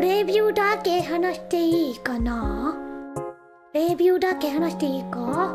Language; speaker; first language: Japanese; non-native, learner; English